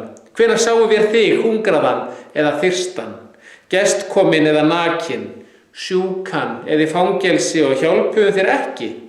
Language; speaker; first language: Icelandic; native; Icelandic